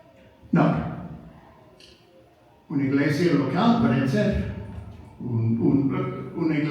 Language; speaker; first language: Spanish; non-native, fluent; English